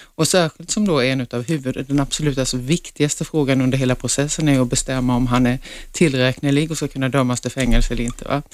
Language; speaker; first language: Swedish; native; Swedish